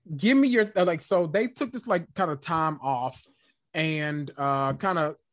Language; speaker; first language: English; native; English